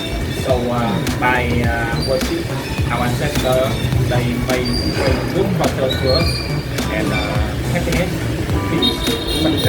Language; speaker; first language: English; non-native, fluent; Vietnamese